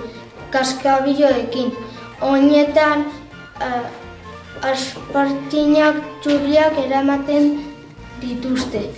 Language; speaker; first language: Basque; non-native, local second language; Spanish